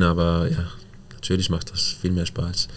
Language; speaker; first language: German; non-native, fluent; Danish